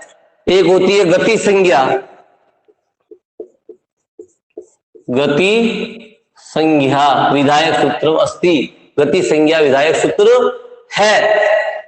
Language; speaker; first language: Hindi; native; Hindi